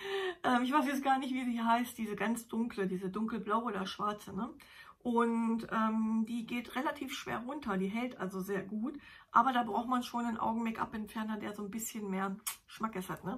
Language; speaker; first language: German; native; German